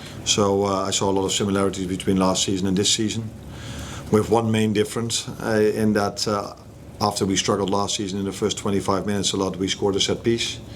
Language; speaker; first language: English; non-native, fluent; Dutch